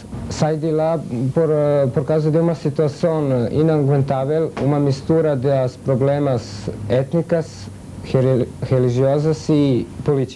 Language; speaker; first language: Portuguese; non-native, fluent; Serbian